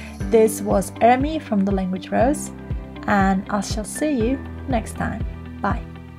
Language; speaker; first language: English; non-native, fluent; Italian